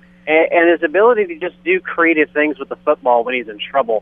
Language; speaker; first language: English; native; English